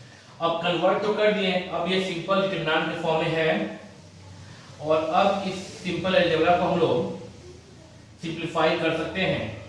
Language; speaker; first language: Hindi; native; Hindi